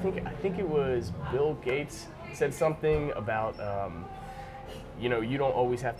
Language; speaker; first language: English; native; English